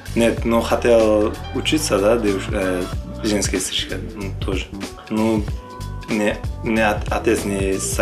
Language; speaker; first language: Russian; non-native, learner; Uzbek